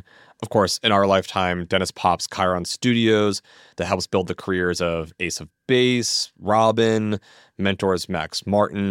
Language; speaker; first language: English; native; English